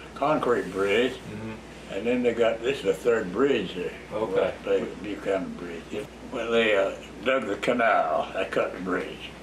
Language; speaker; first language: English; native; English